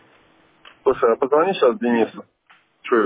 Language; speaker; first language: Russian; native; Russian